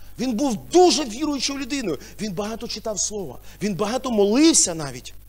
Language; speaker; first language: Ukrainian; non-native, local second language; Russian